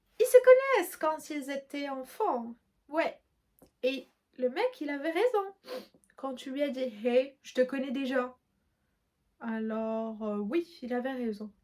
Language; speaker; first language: French; non-native, local second language; Arabic